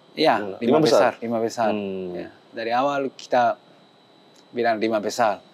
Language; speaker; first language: Indonesian; non-native, learner; Japanese